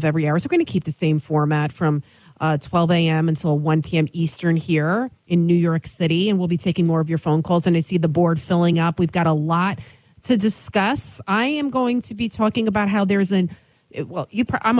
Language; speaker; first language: English; early bilingual, other home language; Albanian